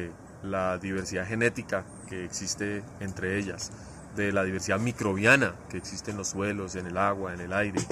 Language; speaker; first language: Spanish; native; Spanish